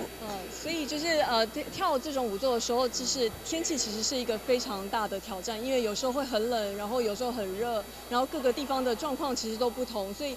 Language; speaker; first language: Chinese; native; Chinese